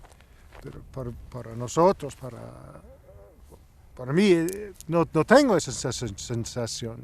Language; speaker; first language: Spanish; non-native, learner; English